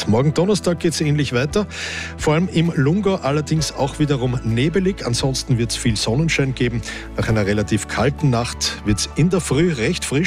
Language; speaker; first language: German; native; German